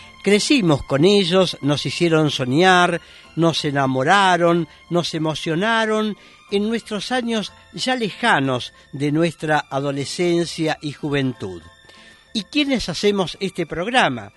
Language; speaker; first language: Spanish; native; Spanish